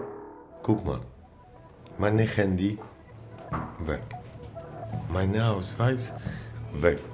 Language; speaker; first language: German; non-native, learner; Polish